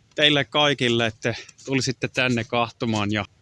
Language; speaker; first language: Finnish; non-native, local second language; Swedish